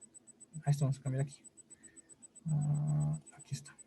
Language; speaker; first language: Spanish; native; Spanish